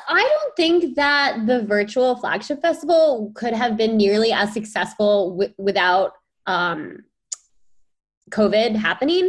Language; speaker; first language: English; native; English